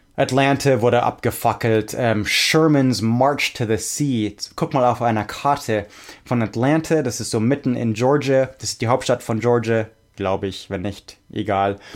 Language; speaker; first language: German; non-native, fluent; English